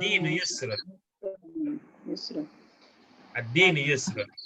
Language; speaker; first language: Arabic; non-native, fluent; Indonesian